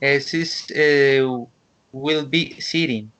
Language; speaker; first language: English; non-native, learner; Spanish